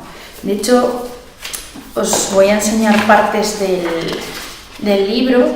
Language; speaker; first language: Spanish; native; Spanish